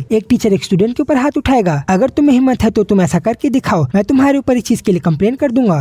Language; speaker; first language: Hindi; native; Hindi